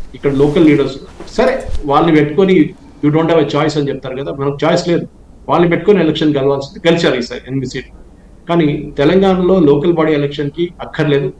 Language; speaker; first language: Telugu; non-native, local second language; Malayalam